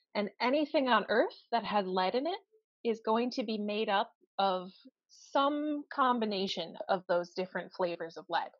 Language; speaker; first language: English; native; English